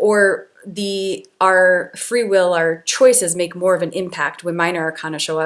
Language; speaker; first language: English; native; English